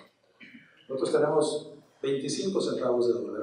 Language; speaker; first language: Spanish; native; Spanish